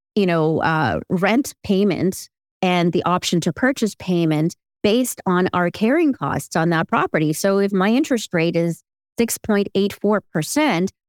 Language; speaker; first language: English; early bilingual, other home language; Ukrainian